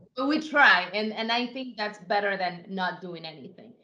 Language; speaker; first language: English; non-native, fluent; Spanish